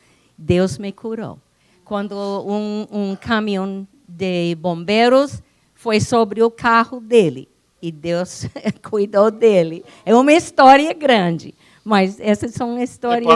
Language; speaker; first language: Portuguese; non-native, fluent; English